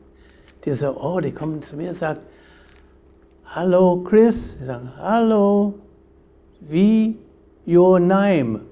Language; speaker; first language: German; non-native, fluent; English